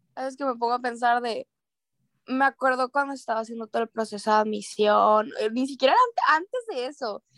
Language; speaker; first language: Spanish; early bilingual, heritage; Spanish